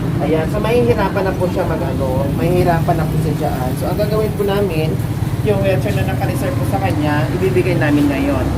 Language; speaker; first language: Filipino; native; Filipino